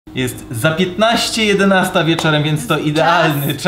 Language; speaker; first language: Polish; native; Polish